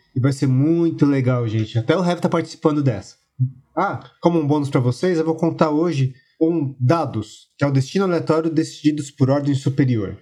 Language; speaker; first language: Portuguese; native; Portuguese